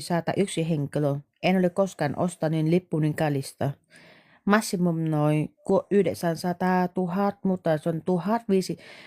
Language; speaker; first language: Finnish; non-native, learner; Vietnamese